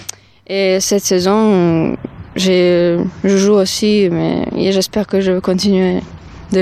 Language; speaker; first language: French; non-native, learner; Serbian